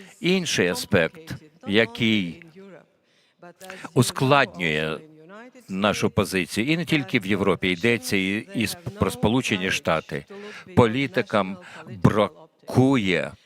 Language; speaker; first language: Ukrainian; non-native, fluent; Latvian